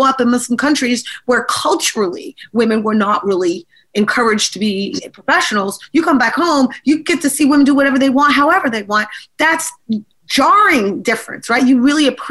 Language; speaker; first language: English; native; English